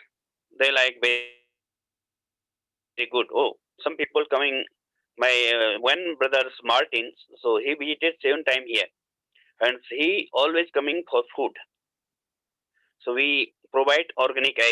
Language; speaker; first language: English; non-native, learner; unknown